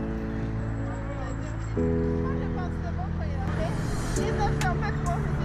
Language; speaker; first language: French; non-native, learner; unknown